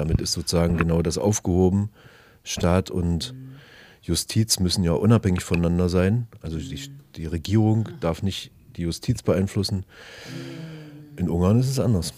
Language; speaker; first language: German; native; German